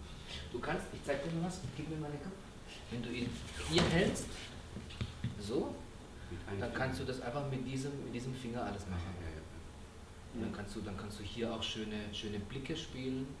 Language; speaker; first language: German; native; German